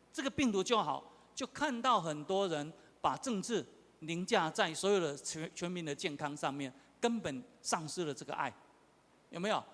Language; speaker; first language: Chinese; non-native, local second language; Min Nan Chinese